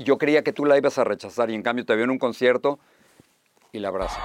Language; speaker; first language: Spanish; native; Spanish